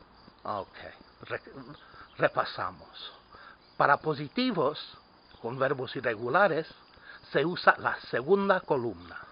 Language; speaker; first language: Spanish; non-native, fluent; English